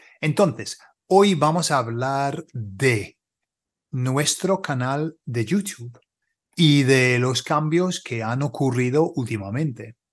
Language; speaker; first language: Spanish; non-native, fluent; English